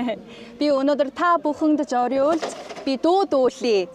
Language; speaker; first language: Mongolian; non-native, learner; Korean